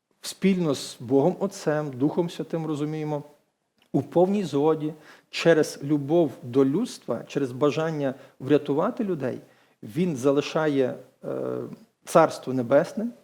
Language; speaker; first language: Ukrainian; native; Ukrainian